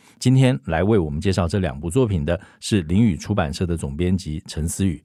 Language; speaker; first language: Chinese; native; Chinese